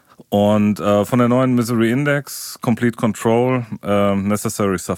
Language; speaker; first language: German; native; German